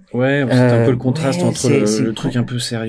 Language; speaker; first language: French; native; French